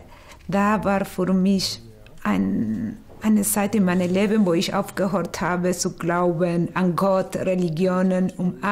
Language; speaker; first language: German; non-native, fluent; Portuguese